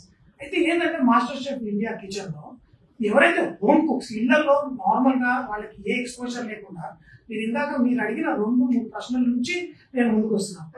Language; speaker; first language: Telugu; native; Telugu